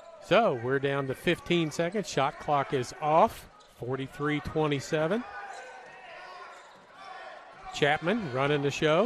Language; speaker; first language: English; native; English